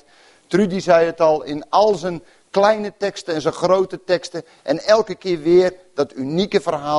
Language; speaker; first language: Dutch; native; Dutch